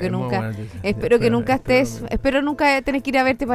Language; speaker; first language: Spanish; native; Spanish